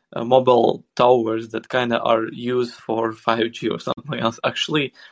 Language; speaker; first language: English; non-native, fluent; Swedish